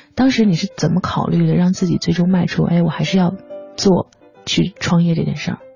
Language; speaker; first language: Chinese; native; Chinese